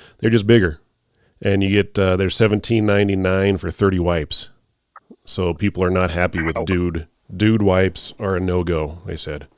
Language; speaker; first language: English; native; English